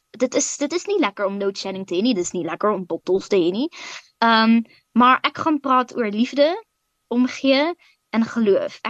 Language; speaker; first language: Dutch; native; Dutch